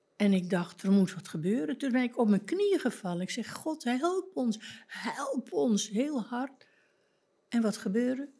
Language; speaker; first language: Dutch; native; Dutch